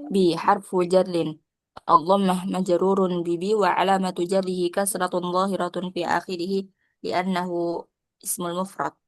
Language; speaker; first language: Arabic; non-native, learner; Indonesian